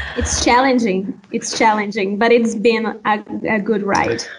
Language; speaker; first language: English; non-native, fluent; Portuguese